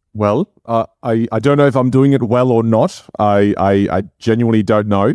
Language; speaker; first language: English; non-native, local second language; Chinese